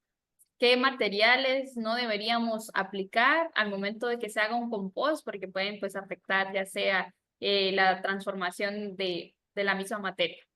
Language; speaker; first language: Spanish; native; Spanish